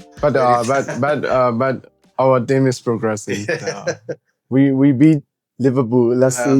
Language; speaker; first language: English; non-native, learner; Burmese